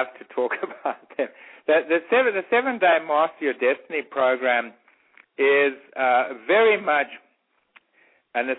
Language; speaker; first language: English; native; English